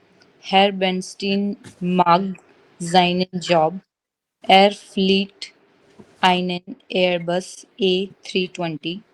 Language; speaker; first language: German; non-native, learner; Hindi